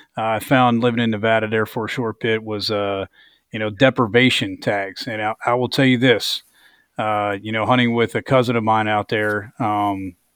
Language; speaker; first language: English; native; English